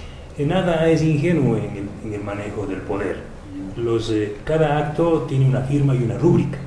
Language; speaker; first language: Spanish; native; Spanish